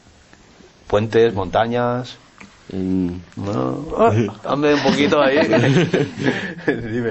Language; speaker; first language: Spanish; native; Spanish